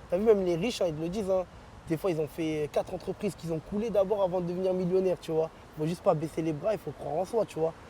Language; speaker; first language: French; early bilingual, other home language; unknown